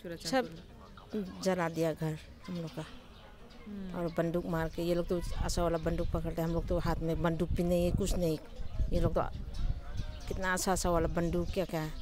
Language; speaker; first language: Hindi; non-native, local second language; Manipuri